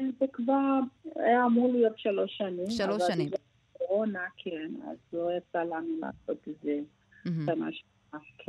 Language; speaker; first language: Hebrew; non-native, fluent; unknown